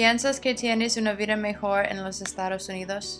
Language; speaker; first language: Spanish; non-native, learner; English